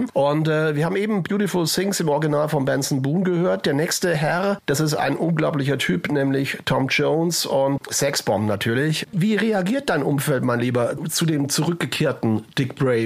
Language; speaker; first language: German; native; German